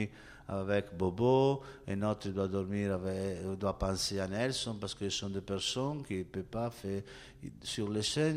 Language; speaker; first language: French; non-native, learner; Italian